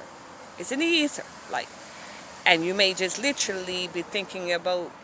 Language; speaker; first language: English; native; English